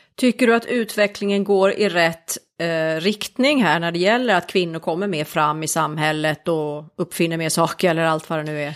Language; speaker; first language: Swedish; native; Swedish